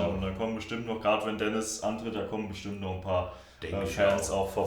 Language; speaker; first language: German; native; German